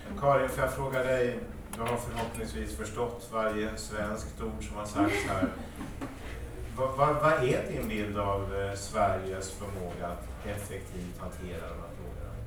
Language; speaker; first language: Swedish; native; Swedish